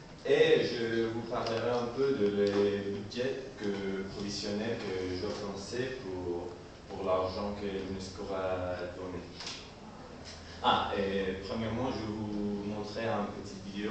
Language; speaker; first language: French; non-native, learner; Spanish